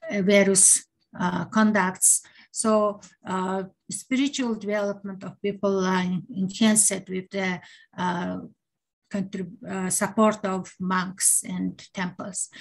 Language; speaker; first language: English; non-native, learner; Mongolian